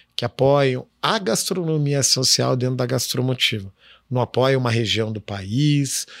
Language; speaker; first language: Portuguese; native; Portuguese